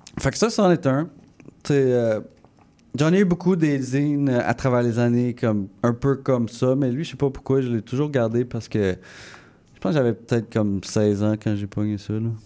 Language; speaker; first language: French; non-native, local second language; English